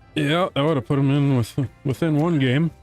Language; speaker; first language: English; native; English